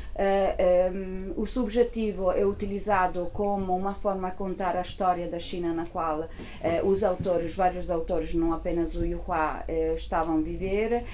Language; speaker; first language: Portuguese; non-native, fluent; Italian